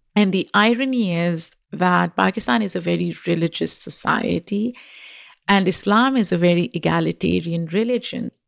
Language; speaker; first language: English; non-native, local second language; Urdu